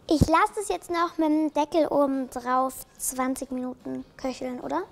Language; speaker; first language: German; native; German